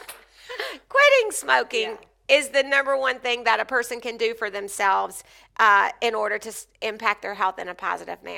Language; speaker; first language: English; native; English